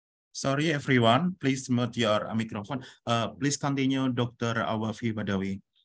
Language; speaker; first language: English; non-native, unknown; Indonesian